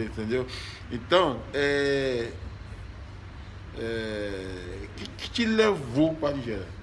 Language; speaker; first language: Portuguese; non-native, fluent; Yoruba